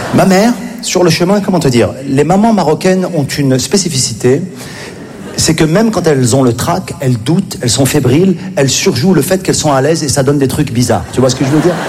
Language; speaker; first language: French; native; French